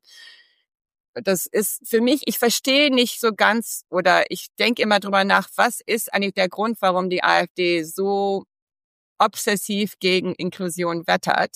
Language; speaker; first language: German; early bilingual, heritage; English